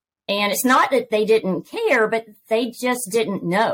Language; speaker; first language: English; native; English